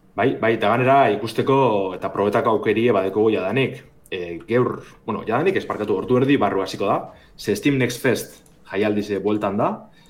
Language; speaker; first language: Basque; native; Basque